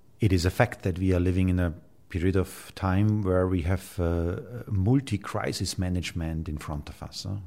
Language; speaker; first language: English; non-native, fluent; German